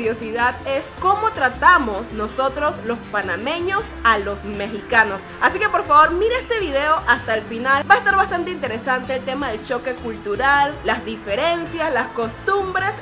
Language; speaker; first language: Spanish; native; Spanish